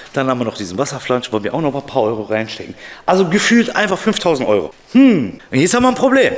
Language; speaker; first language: German; early bilingual, other home language; Turkish